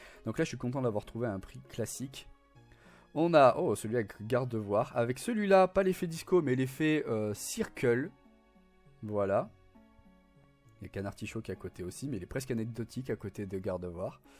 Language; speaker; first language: French; native; French